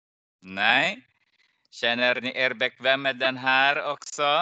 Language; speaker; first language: Swedish; non-native, fluent; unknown